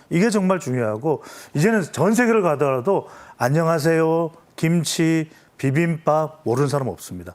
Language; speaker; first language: Korean; native; Korean